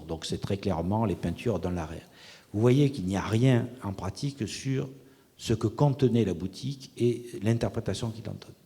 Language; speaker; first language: French; native; French